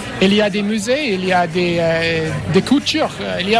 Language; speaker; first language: French; non-native, learner; English